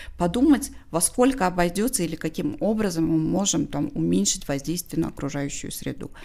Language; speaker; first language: Russian; non-native, local second language; Tajik